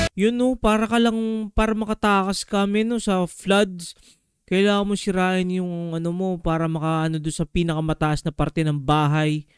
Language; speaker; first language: Filipino; native; Filipino